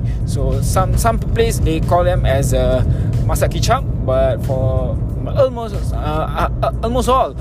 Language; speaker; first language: English; non-native, local second language; Malay